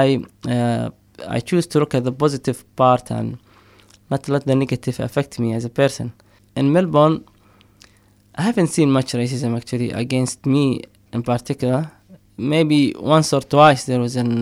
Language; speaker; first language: English; non-native, fluent; Somali